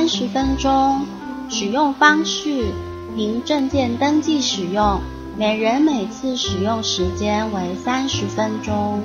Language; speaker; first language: Chinese; native; Chinese